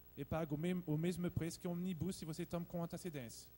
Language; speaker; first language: Portuguese; non-native, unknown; French